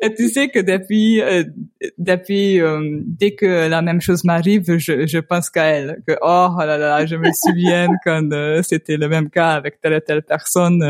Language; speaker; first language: French; non-native, fluent; Hungarian